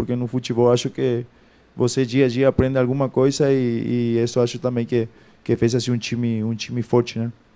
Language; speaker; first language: Portuguese; non-native, fluent; Spanish